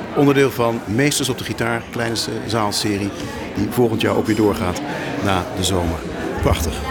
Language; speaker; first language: Dutch; native; Dutch